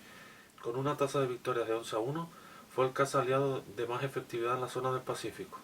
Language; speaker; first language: Spanish; native; Spanish